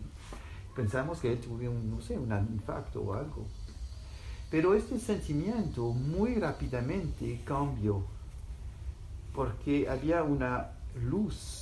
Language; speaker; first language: Spanish; non-native, fluent; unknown